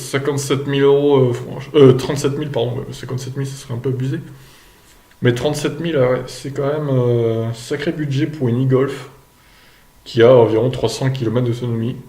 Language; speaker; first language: French; native; French